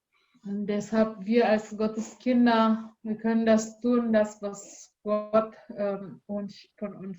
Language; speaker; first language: German; non-native, learner; Indonesian